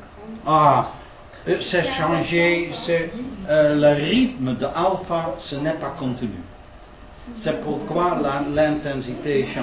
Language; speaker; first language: French; non-native, learner; Dutch